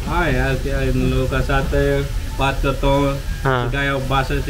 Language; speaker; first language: Hindi; non-native, local second language; Tamil